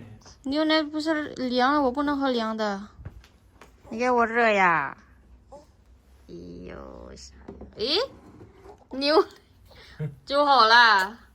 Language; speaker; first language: Chinese; non-native, fluent; Indonesian